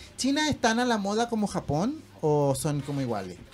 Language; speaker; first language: Spanish; native; Spanish